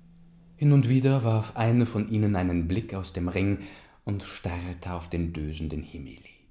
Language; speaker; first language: German; native; German